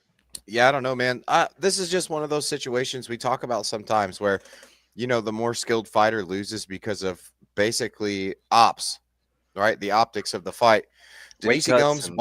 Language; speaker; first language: English; native; English